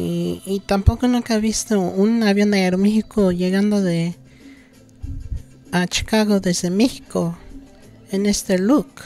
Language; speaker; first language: Spanish; early bilingual, heritage; Spanish